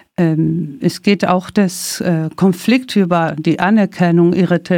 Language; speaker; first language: German; non-native, learner; Spanish